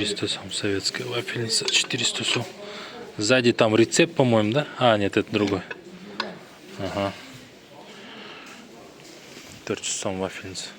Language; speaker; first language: Russian; non-native, local second language; Kyrgyz